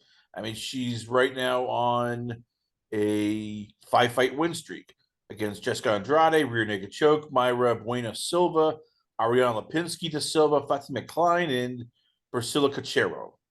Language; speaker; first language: English; native; English